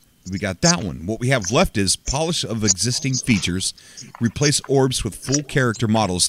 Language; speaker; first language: English; native; English